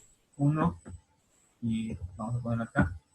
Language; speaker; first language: Spanish; native; Spanish